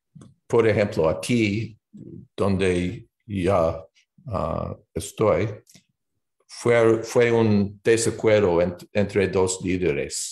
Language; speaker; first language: Spanish; non-native, learner; English